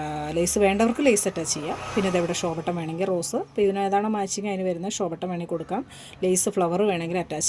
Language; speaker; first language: Malayalam; native; Malayalam